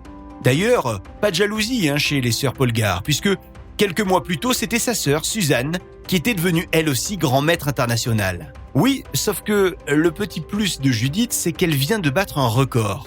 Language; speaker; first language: French; native; French